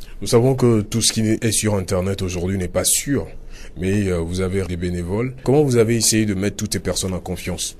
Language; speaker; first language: French; non-native, local second language; Ewe